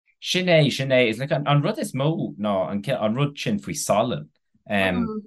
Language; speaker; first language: Irish; non-native, local second language; English